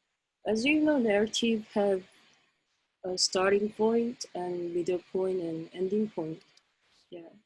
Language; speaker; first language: English; non-native, learner; Korean